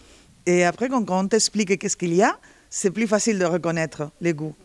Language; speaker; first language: French; non-native, fluent; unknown